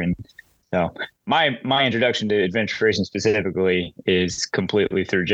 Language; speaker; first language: English; native; English